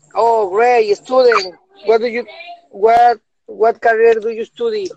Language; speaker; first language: English; non-native, learner; Spanish